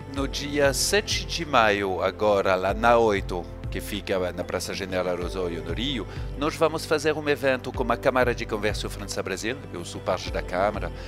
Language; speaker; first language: Portuguese; non-native, fluent; French